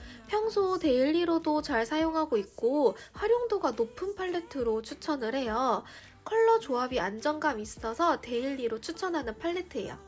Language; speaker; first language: Korean; native; Korean